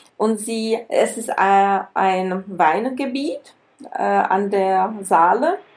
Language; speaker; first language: German; non-native, fluent; Czech